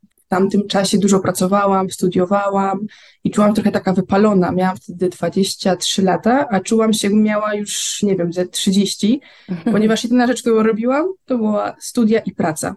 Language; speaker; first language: Polish; native; Polish